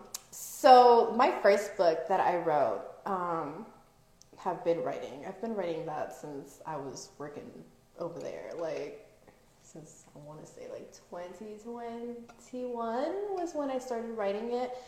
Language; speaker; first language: English; early bilingual, other home language; Spanish